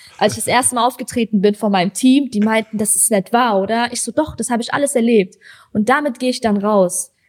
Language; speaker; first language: German; early bilingual, other home language; Persian